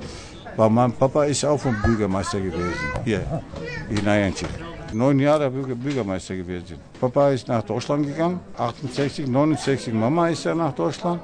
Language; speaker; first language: German; non-native, learner; Turkish